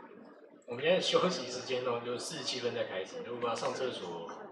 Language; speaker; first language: Chinese; native; Chinese